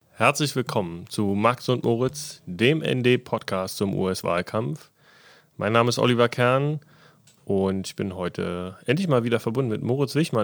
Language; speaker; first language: German; native; German